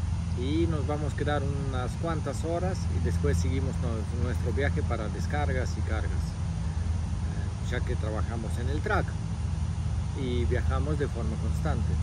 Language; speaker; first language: Spanish; native; Spanish